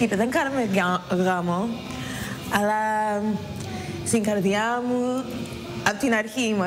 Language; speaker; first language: Greek; non-native, learner; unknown